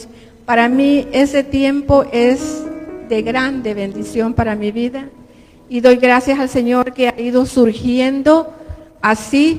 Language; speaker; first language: Spanish; native; Spanish